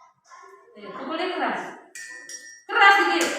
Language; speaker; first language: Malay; non-native, local second language; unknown